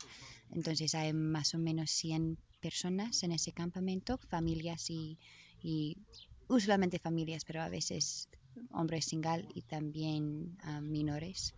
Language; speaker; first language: Spanish; non-native, learner; English